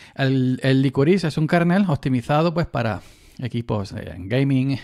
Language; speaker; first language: Spanish; native; Spanish